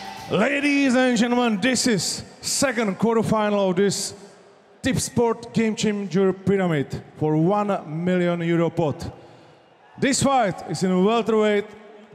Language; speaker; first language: English; non-native, fluent; Czech